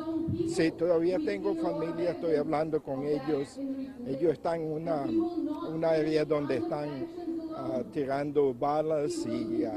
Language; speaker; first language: Spanish; non-native, local second language; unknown